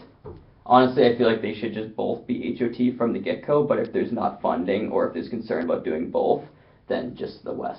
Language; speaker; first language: English; native; English